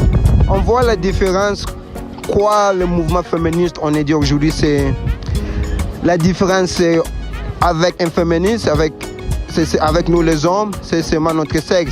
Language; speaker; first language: French; non-native, fluent; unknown